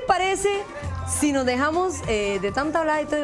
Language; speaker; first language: Spanish; native; Spanish